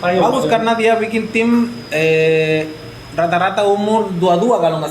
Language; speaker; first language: Indonesian; non-native, fluent; Spanish